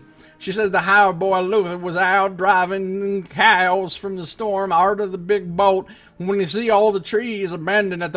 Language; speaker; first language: English; native; English